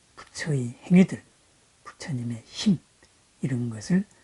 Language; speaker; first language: Korean; native; Korean